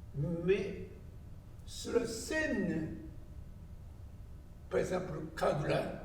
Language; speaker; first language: French; non-native, learner; Japanese